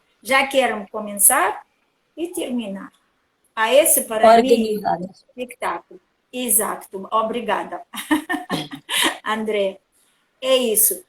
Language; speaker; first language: Portuguese; non-native, learner; Russian